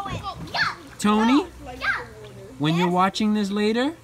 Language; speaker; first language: English; native; English